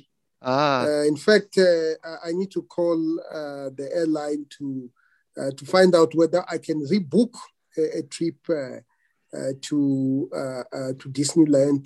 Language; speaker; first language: English; non-native, local second language; Venda